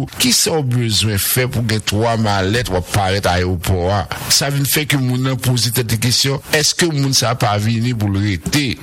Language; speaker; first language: French; non-native, local second language; Haitian Creole